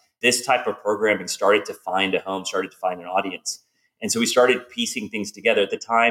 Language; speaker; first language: English; native; English